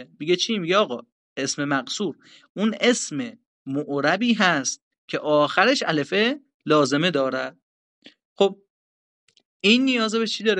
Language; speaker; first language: Persian; native; Persian